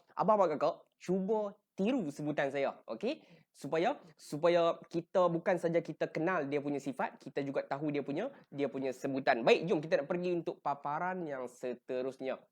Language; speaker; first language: Malay; native; Malay